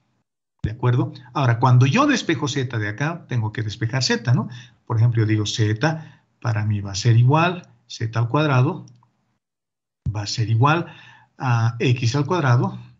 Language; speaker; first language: Spanish; native; Spanish